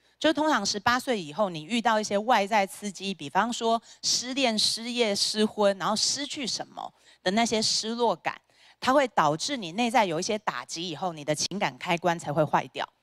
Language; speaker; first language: Chinese; native; Chinese